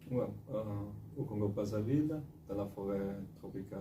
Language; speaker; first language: French; non-native, fluent; Italian